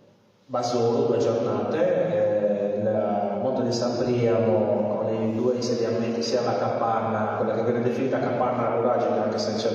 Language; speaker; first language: Italian; native; Italian